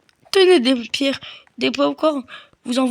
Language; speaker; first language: French; native; French